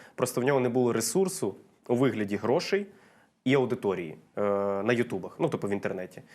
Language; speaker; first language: Ukrainian; non-native, local second language; Russian